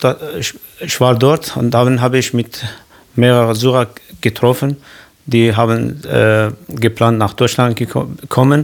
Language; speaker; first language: German; non-native, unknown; Kurdish